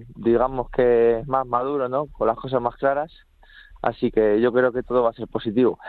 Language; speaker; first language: Spanish; native; Spanish